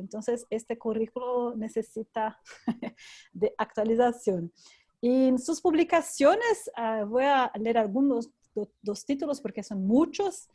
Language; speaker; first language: Spanish; non-native, fluent; Portuguese